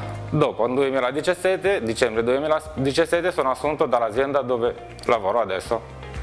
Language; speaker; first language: Italian; non-native, fluent; Romanian